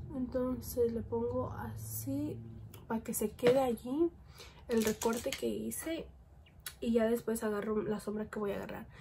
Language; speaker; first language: Spanish; early bilingual, heritage; Spanish